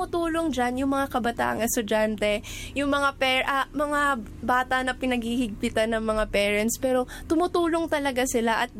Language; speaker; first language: Filipino; non-native, local second language; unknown